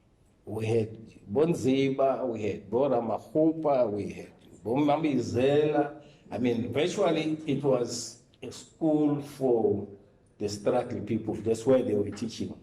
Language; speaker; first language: English; non-native, local second language; Swati